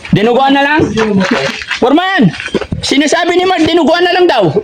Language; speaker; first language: Filipino; native; Filipino